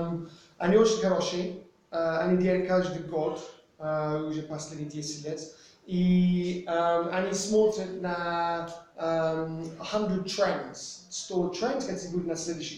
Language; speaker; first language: Russian; non-native, fluent; English